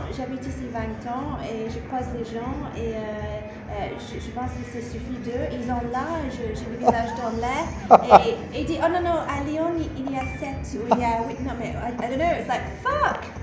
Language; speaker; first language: French; non-native, fluent; English